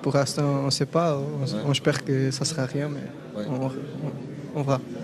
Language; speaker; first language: French; non-native, fluent; Portuguese